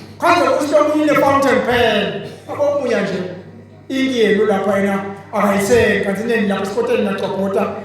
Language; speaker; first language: Zulu; non-native, local second language; Swati